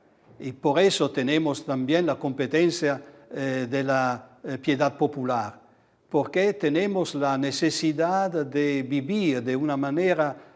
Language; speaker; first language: Spanish; non-native, fluent; Italian